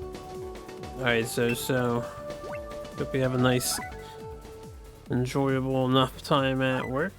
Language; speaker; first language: English; native; English